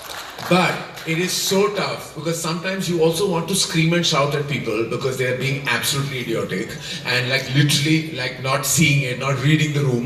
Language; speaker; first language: English; non-native, local second language; Hindi